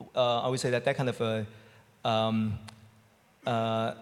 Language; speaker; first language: English; non-native, local second language; Cantonese